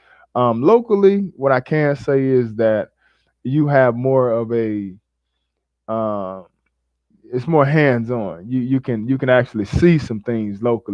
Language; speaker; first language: English; native; English